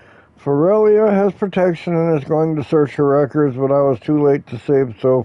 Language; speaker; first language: English; native; English